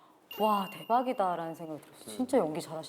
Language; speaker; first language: Korean; native; Korean